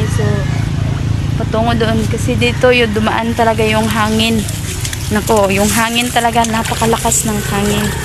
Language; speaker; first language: Filipino; non-native, local second language; Hiligaynon